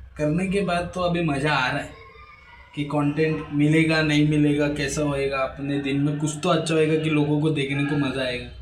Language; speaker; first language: Hindi; non-native, local second language; Marathi